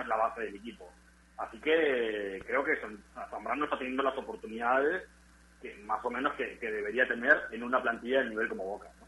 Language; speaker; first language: Spanish; native; Spanish